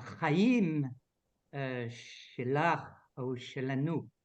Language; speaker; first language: Hebrew; non-native, learner; French